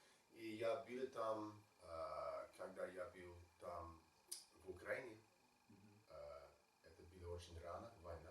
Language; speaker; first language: Russian; non-native, learner; English